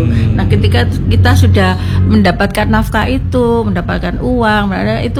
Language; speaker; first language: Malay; non-native, local second language; Javanese